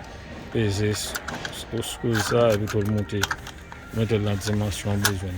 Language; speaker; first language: French; non-native, learner; Haitian Creole